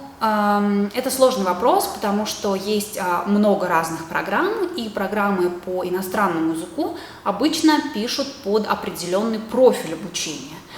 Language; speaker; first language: Russian; native; Russian